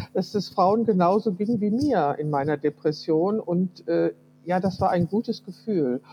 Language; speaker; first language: German; early bilingual, heritage; Russian